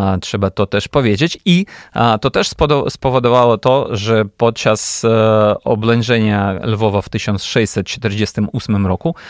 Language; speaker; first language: Polish; non-native, fluent; Ukrainian